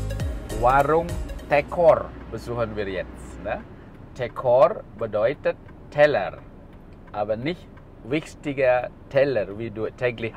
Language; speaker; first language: German; non-native, fluent; Balinese